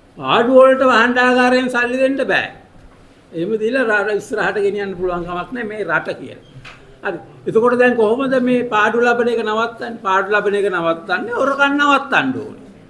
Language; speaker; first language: Sinhala; native; Sinhala